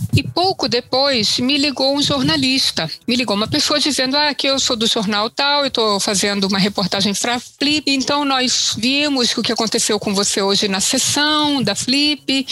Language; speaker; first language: Portuguese; early bilingual, other home language; Italian